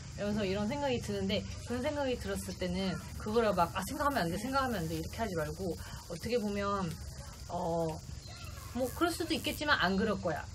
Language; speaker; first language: Korean; native; Korean